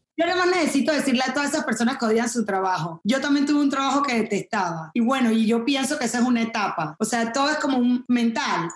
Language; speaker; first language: Spanish; native; Spanish